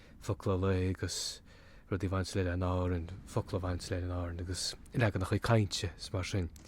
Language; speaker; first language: Irish; native; Irish